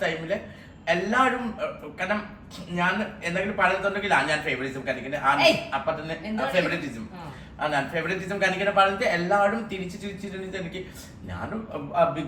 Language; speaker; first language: Malayalam; non-native, local second language; Assamese